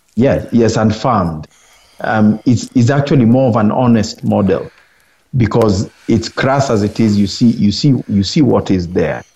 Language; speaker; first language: English; non-native, local second language; Luo (Kenya and Tanzania)